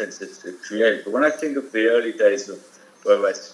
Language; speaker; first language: English; native; English